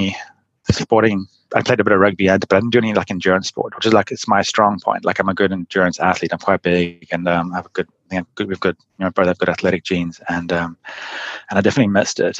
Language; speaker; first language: English; native; English